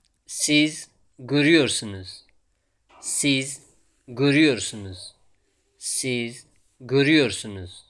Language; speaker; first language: Turkish; non-native, fluent; Tajik